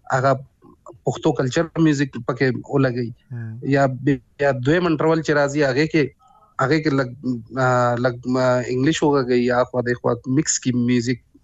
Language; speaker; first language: Pashto; non-native, local second language; Punjabi